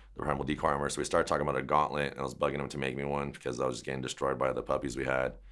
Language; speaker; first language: English; native; English